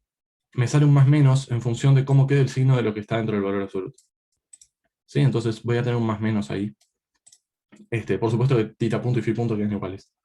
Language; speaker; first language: Spanish; native; Spanish